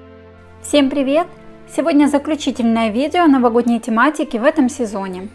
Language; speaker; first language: Russian; native; Russian